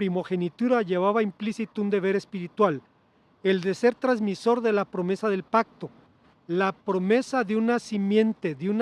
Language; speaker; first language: Spanish; native; Spanish